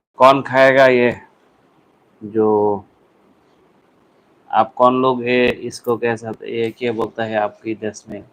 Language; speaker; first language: Hindi; non-native, learner; Bangla